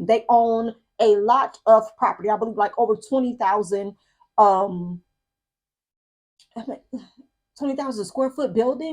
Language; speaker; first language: English; native; English